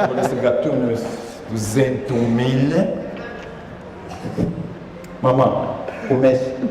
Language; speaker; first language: Portuguese; non-native, learner; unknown